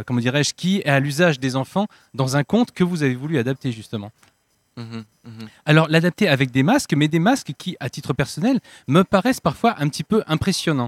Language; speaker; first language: French; native; French